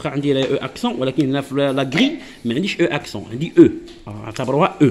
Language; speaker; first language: French; non-native, local second language; Arabic